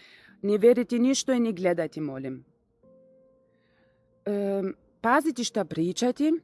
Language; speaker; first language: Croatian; non-native, learner; Russian